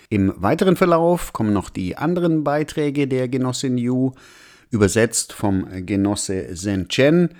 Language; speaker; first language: German; native; German